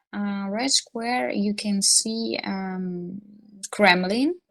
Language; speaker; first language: English; non-native, learner; Russian